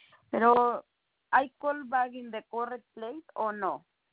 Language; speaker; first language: English; non-native, learner; Spanish